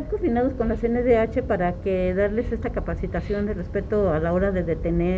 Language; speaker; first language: Spanish; native; Spanish